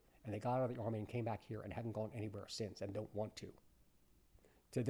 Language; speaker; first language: English; native; English